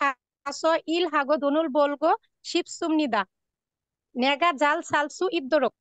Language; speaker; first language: Korean; non-native, learner; Bangla